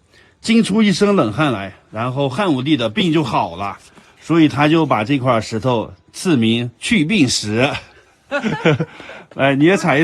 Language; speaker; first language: Chinese; native; Chinese